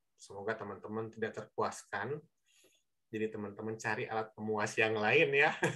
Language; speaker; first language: Indonesian; native; Indonesian